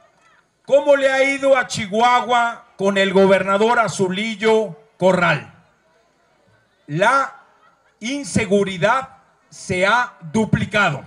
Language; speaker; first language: Spanish; native; Spanish